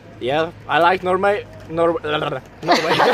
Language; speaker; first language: English; non-native, learner; Polish